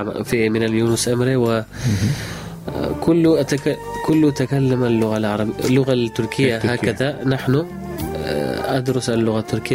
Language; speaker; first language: Arabic; non-native, learner; Urdu